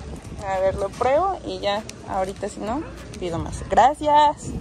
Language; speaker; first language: Spanish; native; Spanish